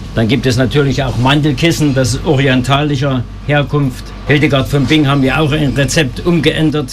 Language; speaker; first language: German; native; German